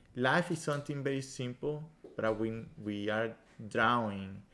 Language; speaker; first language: English; non-native, fluent; Spanish